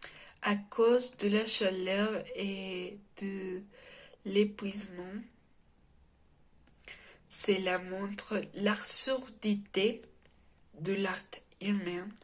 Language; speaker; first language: French; non-native, learner; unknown